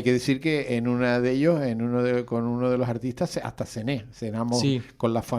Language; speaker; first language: Spanish; native; Spanish